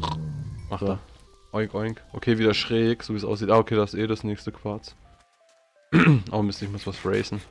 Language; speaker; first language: German; native; German